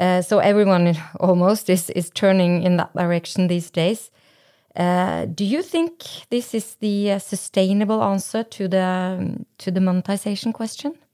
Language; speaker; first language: English; non-native, fluent; Norwegian